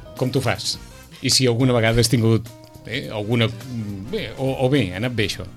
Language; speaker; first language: Catalan; native; Catalan